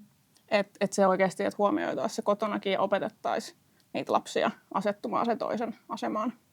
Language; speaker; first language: Finnish; native; Finnish